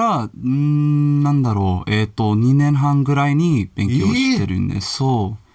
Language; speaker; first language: Japanese; non-native, learner; English